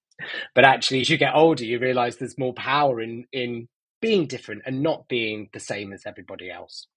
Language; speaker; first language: English; native; English